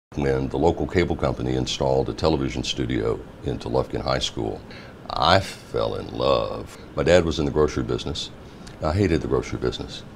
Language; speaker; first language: English; native; English